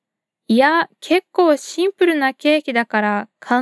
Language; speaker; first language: Japanese; non-native, fluent; Portuguese